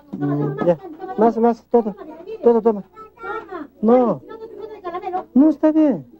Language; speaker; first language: Spanish; non-native, learner; Korean